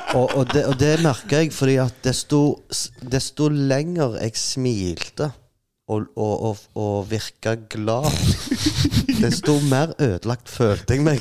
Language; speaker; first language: Norwegian; non-native, fluent; Arabic